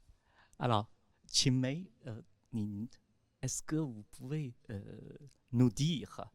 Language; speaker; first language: French; non-native, fluent; Chinese